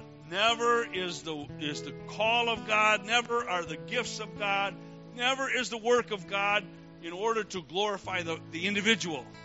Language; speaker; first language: English; native; English